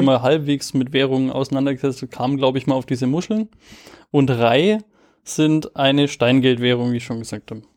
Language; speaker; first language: German; native; German